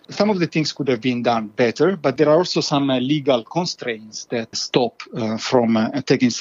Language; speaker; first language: English; non-native, fluent; Italian